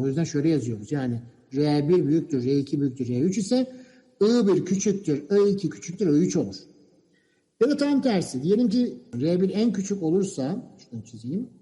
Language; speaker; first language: Turkish; native; Turkish